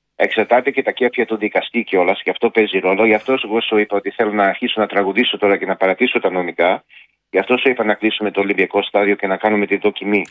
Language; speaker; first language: Greek; early bilingual, heritage; Greek